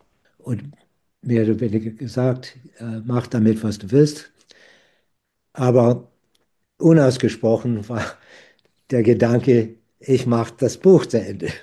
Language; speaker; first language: German; non-native, fluent; English